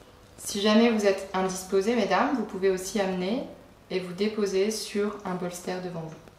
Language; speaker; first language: French; native; French